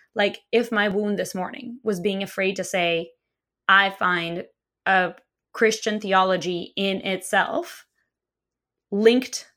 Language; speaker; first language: English; early bilingual, other home language; Russian